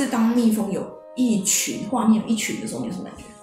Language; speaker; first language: Chinese; native; Chinese